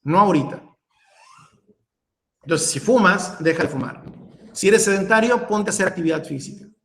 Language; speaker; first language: Spanish; native; Spanish